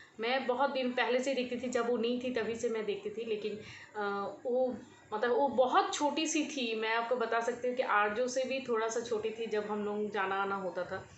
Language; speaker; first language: Hindi; non-native, local second language; Bangla